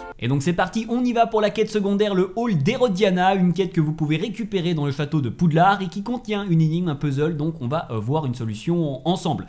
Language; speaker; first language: French; native; French